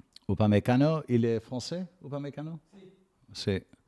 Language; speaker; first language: French; non-native, fluent; English